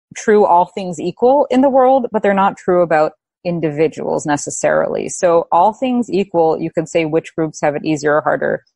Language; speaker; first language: English; native; English